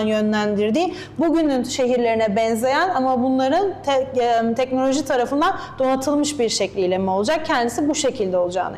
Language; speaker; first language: Turkish; native; Turkish